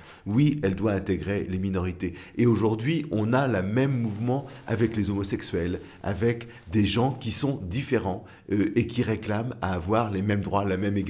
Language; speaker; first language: French; native; French